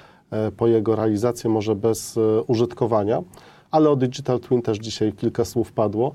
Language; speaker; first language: Polish; native; Polish